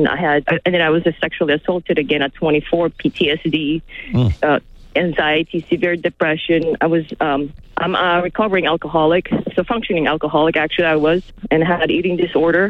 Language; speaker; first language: English; non-native, local second language; Filipino